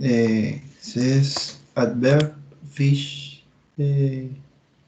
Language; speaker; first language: French; non-native, learner; Spanish